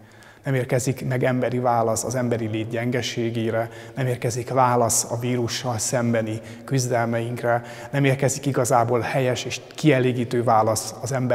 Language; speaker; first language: Hungarian; native; Hungarian